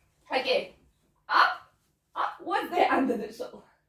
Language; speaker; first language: English; non-native, fluent; Russian